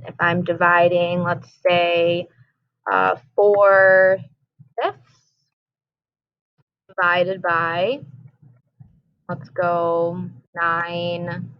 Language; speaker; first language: English; native; English